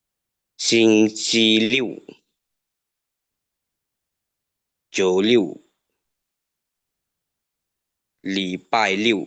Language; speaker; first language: Chinese; non-native, learner; Lao